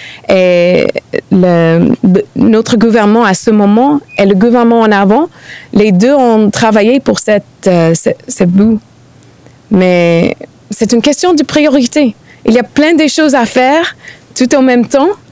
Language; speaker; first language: French; non-native, fluent; English